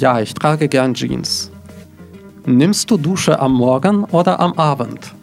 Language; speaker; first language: German; non-native, fluent; Russian